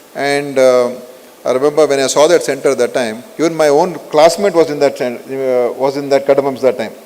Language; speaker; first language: English; non-native, local second language; Kannada